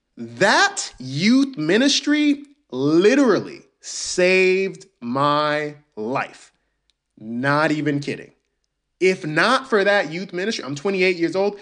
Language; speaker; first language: English; early bilingual, other home language; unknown